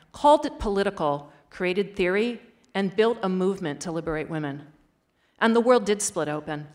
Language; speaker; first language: English; native; English